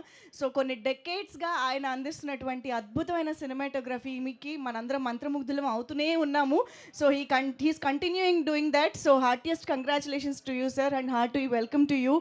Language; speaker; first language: Telugu; native; Telugu